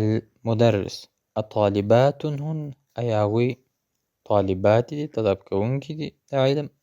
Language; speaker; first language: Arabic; non-native, fluent; Pashto